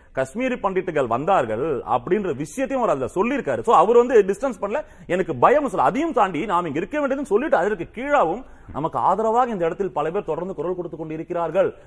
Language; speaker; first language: Tamil; native; Tamil